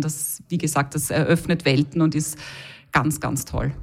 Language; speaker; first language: German; native; German